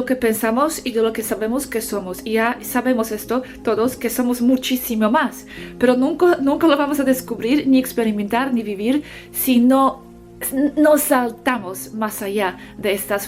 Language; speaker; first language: Spanish; non-native, fluent; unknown